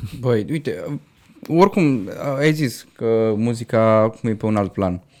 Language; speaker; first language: Romanian; native; Romanian